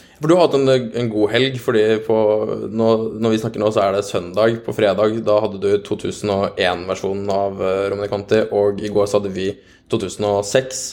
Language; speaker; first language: Norwegian; native; Norwegian